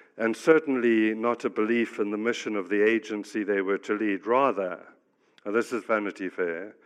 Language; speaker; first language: English; native; English